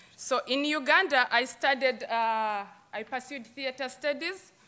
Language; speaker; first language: English; non-native, local second language; Kinyarwanda